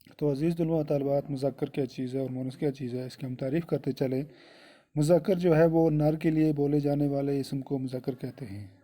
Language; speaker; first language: Urdu; non-native, local second language; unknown